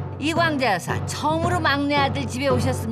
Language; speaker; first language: Korean; native; Korean